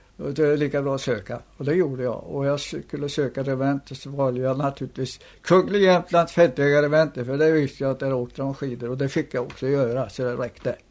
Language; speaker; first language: Swedish; native; Swedish